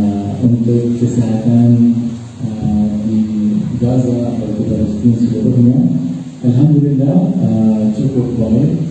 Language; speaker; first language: Indonesian; non-native, fluent; Arabic